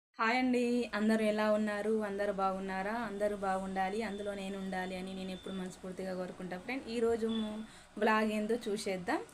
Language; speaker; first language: Telugu; non-native, local second language; Hindi